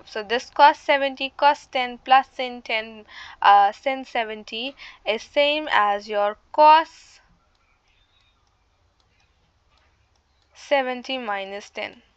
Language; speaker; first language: English; non-native, local second language; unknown